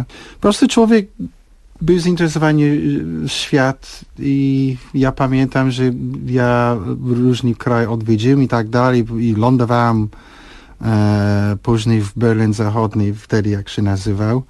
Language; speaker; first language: Polish; non-native, fluent; English